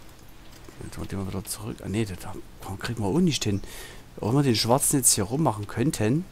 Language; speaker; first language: German; native; German